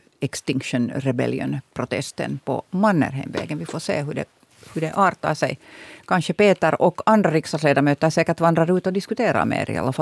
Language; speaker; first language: Swedish; native; Swedish